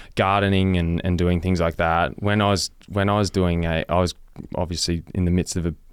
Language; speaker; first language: English; native; English